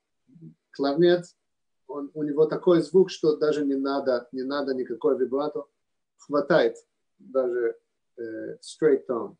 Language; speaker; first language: Russian; early bilingual, heritage; Russian